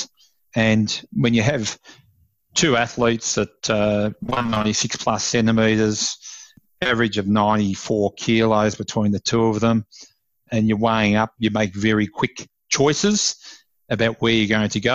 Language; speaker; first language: English; native; English